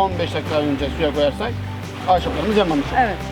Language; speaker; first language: Turkish; native; Turkish